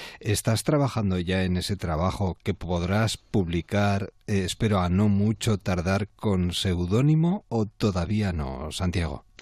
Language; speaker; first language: Spanish; native; Spanish